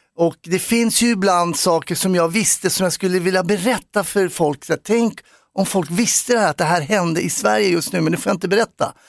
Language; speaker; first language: Swedish; native; Swedish